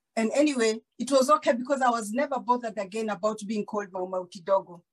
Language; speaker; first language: English; non-native, local second language; Kikuyu